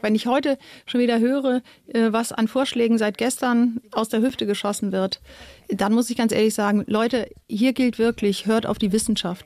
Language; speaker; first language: German; native; German